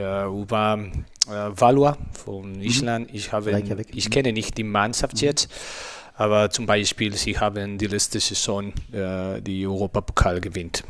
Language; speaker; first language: German; non-native, learner; Spanish